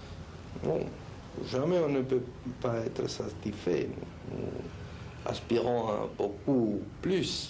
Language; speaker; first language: French; non-native, fluent; Spanish